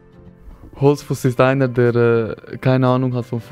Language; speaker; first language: German; native; German